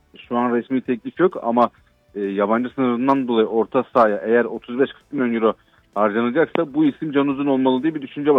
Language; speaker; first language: Turkish; native; Turkish